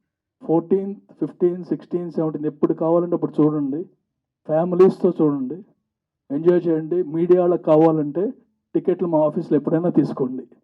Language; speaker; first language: Telugu; native; Telugu